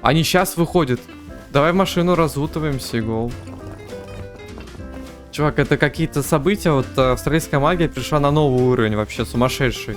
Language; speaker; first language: Russian; native; Russian